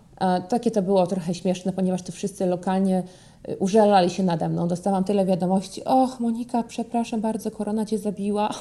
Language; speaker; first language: Polish; native; Polish